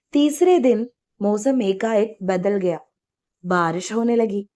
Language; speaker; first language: Hindi; non-native, local second language; Malayalam